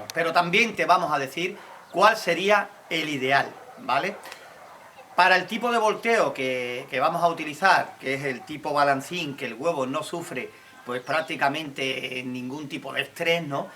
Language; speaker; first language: Spanish; native; Spanish